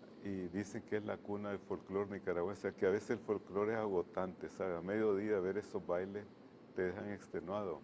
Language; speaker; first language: Spanish; native; Spanish